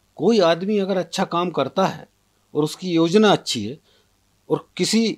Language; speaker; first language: Hindi; native; Hindi